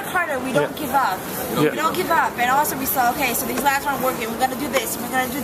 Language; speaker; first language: English; non-native, fluent; Hebrew